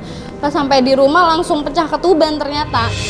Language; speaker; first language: Indonesian; native; Indonesian